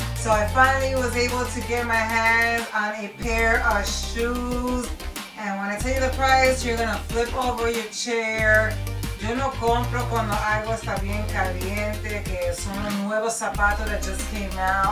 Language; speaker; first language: English; early bilingual, other home language; Spanish